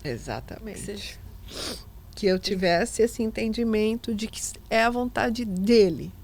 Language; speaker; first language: Portuguese; native; Portuguese